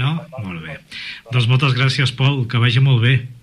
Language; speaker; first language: Catalan; native; Catalan